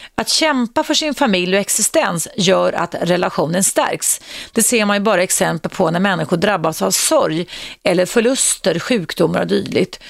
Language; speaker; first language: Swedish; native; Swedish